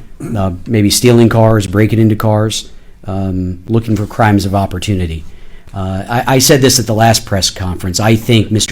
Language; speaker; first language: English; native; English